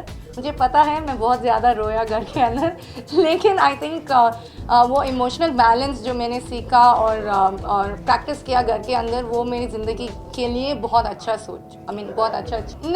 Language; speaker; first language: Hindi; non-native, local second language; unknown